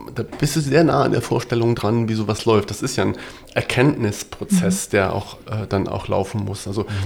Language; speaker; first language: German; native; German